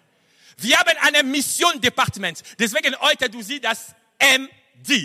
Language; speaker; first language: German; non-native, fluent; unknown